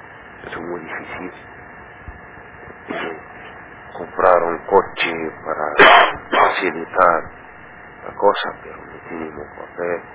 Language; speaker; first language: Spanish; non-native, learner; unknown